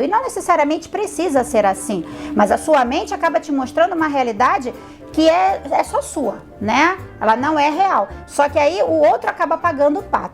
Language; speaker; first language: Portuguese; native; Portuguese